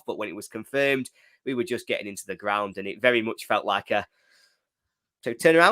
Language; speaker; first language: English; native; English